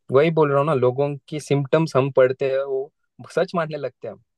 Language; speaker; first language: Hindi; non-native, local second language; Marathi